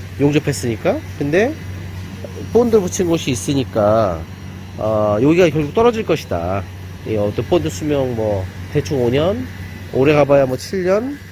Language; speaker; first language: Korean; native; Korean